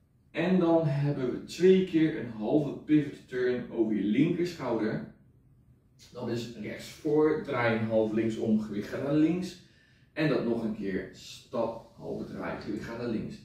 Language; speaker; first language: Dutch; native; Dutch